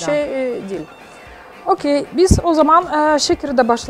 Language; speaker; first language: Turkish; non-native, fluent; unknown